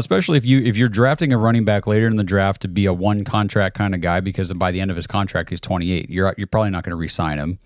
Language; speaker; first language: English; native; English